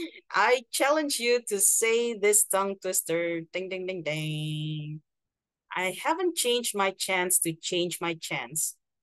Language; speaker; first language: English; non-native, fluent; Indonesian